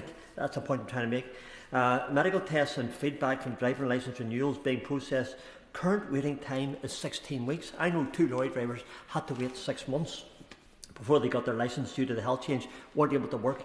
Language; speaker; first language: English; native; English